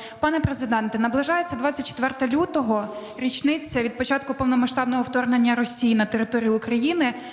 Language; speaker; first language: Ukrainian; native; Ukrainian